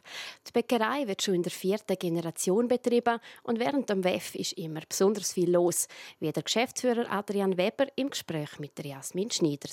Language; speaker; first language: German; native; German